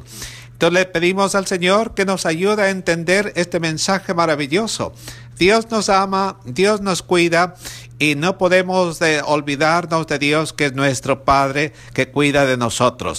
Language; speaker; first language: Spanish; native; Spanish